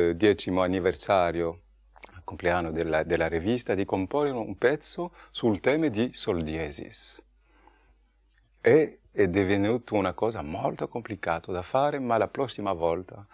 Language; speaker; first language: Italian; non-native, fluent; French